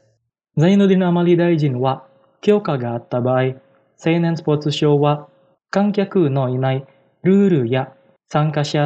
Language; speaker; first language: Japanese; non-native, fluent; Indonesian